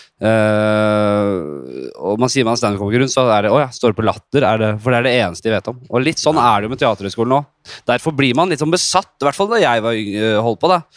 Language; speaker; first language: Norwegian; native; Norwegian